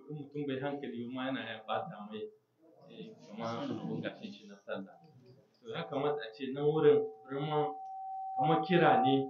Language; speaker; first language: Hausa; native; Hausa